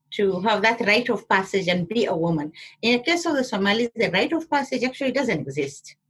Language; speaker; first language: English; non-native, local second language; Somali